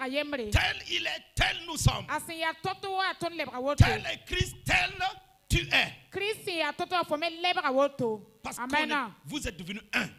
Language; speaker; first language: French; non-native, local second language; Mossi